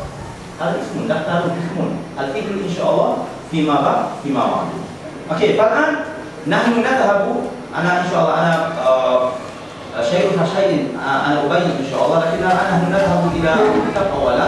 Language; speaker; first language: Arabic; non-native, learner; Malay